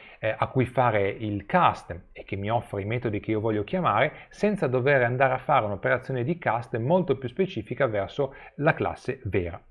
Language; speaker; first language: Italian; native; Italian